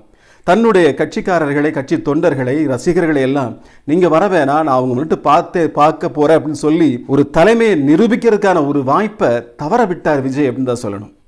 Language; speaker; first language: Tamil; native; Tamil